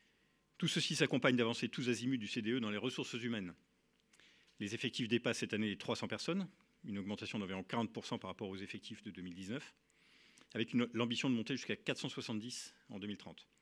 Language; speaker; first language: French; native; French